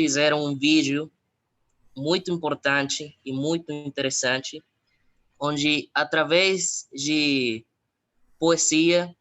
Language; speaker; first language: Portuguese; non-native, fluent; Spanish